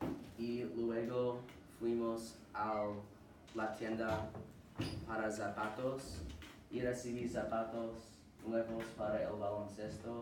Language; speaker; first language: Spanish; non-native, learner; English